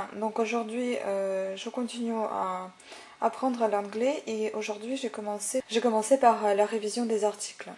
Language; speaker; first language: French; native; French